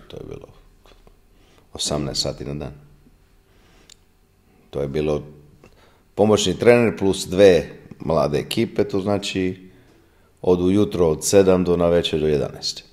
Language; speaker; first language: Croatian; non-native, fluent; Italian